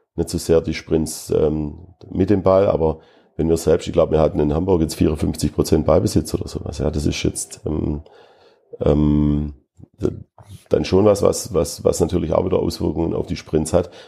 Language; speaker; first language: German; native; German